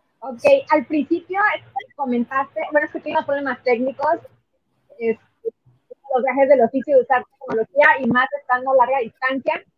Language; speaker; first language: Spanish; native; Spanish